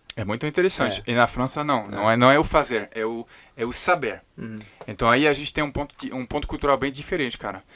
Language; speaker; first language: Portuguese; non-native, fluent; French